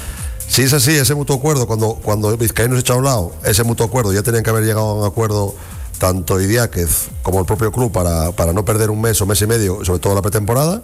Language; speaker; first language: Spanish; native; Spanish